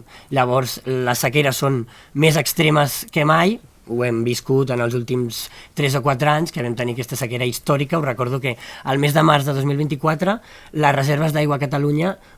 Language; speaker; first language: Catalan; native; Catalan